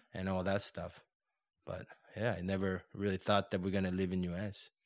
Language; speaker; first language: English; non-native, fluent; Korean